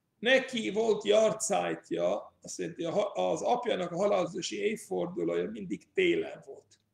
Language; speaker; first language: Hungarian; early bilingual, heritage; English